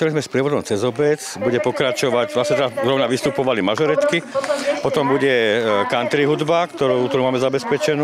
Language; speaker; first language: Slovak; native; Slovak